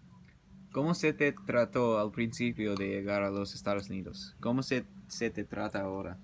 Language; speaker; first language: Spanish; early bilingual, heritage; English